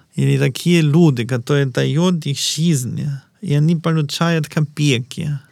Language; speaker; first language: Russian; non-native, learner; German